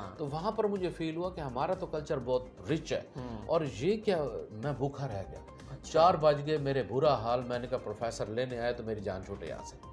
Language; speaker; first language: Urdu; non-native, local second language; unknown